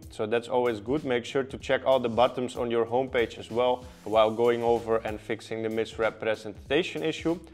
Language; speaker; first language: English; non-native, fluent; Dutch